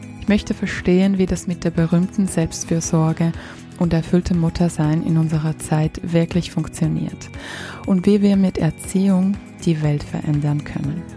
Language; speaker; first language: German; native; German